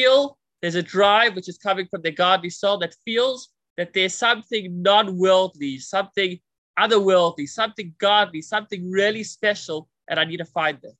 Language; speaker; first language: English; native; English